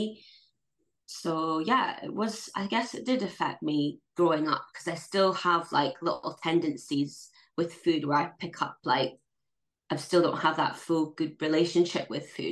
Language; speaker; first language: English; native; English